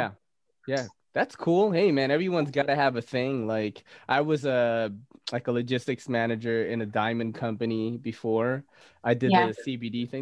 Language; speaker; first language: English; native; English